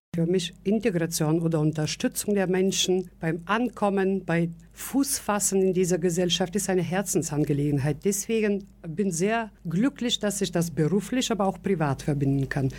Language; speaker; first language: German; non-native, fluent; Bulgarian